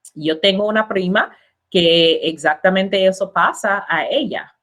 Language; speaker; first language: Spanish; non-native, learner; English